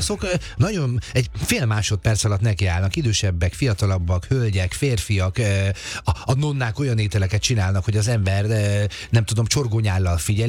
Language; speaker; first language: Hungarian; native; Hungarian